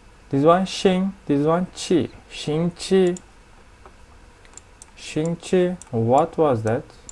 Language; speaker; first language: English; non-native, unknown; Turkish